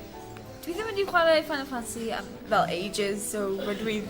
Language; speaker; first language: Welsh; non-native, local second language; English